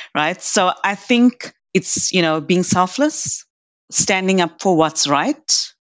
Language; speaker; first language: English; native; English